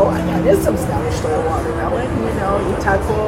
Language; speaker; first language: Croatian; early bilingual, heritage; Serbian